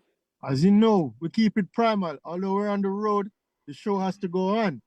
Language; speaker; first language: English; native; English